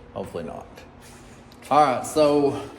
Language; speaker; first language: English; native; English